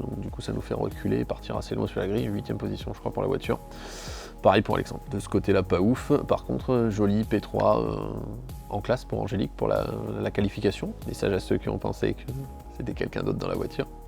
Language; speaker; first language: French; native; French